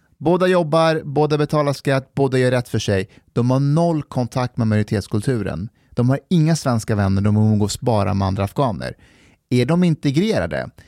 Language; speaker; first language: Swedish; early bilingual, other home language; Persian